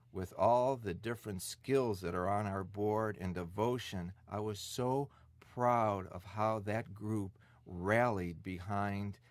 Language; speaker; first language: English; native; English